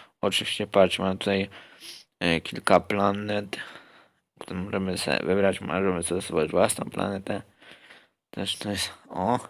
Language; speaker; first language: Polish; native; Polish